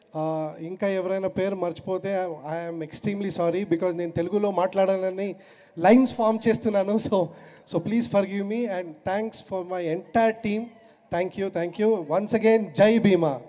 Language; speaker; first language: Telugu; non-native, fluent; Kannada